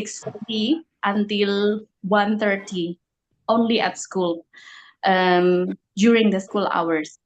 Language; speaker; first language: English; non-native, fluent; Indonesian